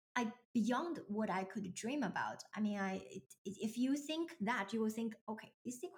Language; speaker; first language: English; non-native, fluent; Chinese